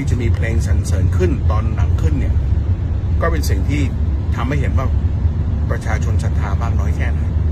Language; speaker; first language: Thai; non-native, fluent; English